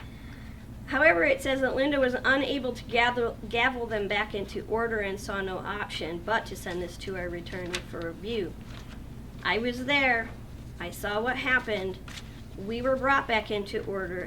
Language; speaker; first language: English; native; English